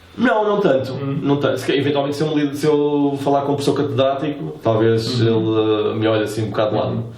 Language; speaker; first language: Portuguese; native; Portuguese